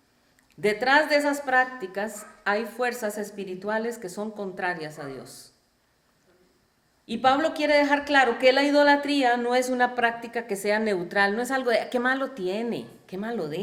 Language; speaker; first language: Spanish; native; Spanish